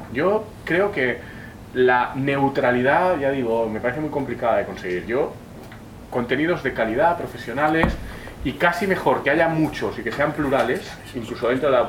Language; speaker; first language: Spanish; native; Spanish